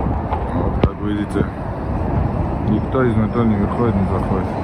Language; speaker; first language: Russian; non-native, fluent; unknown